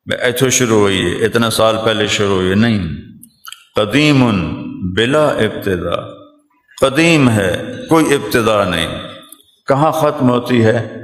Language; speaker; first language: Urdu; non-native, local second language; Punjabi